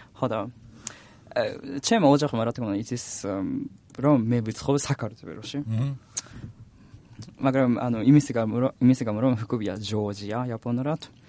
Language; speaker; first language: Georgian; non-native, learner; Japanese